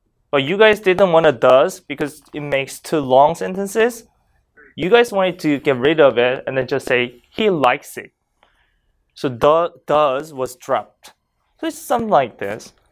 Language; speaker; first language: English; non-native, fluent; Korean